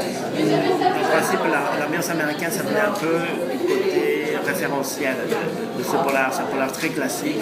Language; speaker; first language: French; non-native, fluent; Spanish